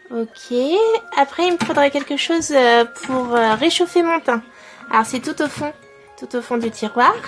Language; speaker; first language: French; native; French